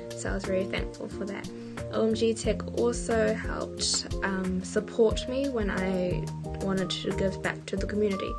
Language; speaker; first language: English; native; English